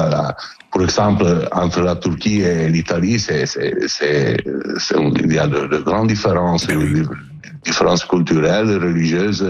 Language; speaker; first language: French; non-native, learner; Italian